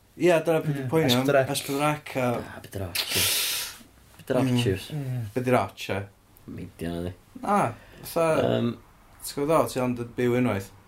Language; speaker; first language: Welsh; native; Welsh